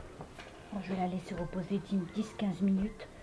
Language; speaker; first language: French; native; French